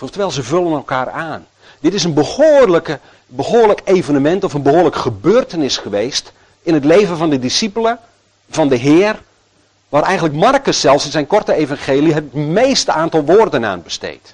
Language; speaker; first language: Dutch; native; Dutch